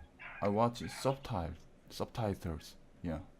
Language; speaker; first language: English; non-native, learner; Korean